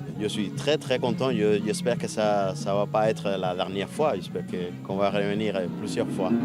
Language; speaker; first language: French; non-native, fluent; Spanish